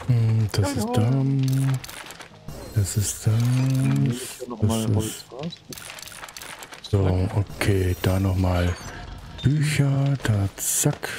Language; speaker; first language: German; native; German